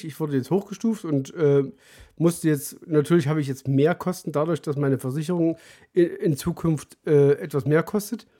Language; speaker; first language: German; native; German